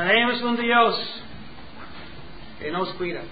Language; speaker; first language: Spanish; non-native, learner; English